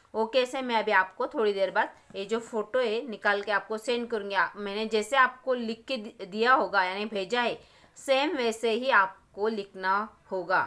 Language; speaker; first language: Hindi; non-native, local second language; Marathi